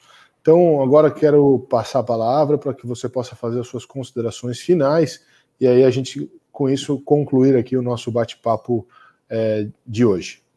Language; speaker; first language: Portuguese; native; Portuguese